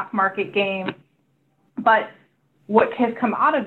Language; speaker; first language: English; native; English